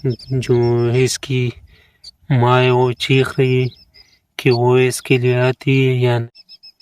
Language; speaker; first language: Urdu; non-native, local second language; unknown